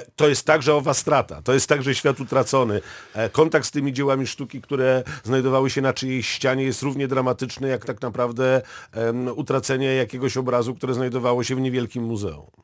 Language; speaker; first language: Polish; native; Polish